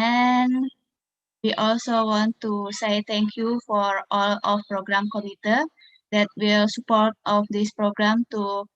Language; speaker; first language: English; non-native, learner; Indonesian